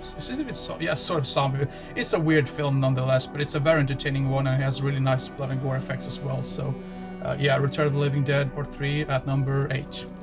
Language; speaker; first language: English; non-native, fluent; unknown